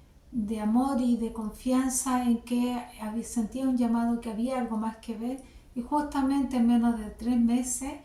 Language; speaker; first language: Spanish; native; Spanish